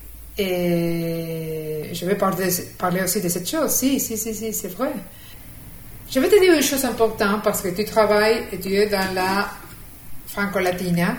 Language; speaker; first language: French; non-native, fluent; Spanish